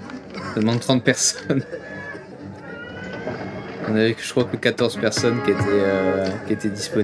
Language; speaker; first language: French; native; French